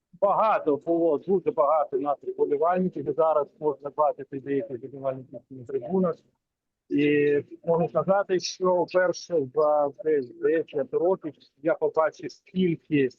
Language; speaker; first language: Ukrainian; non-native, local second language; Russian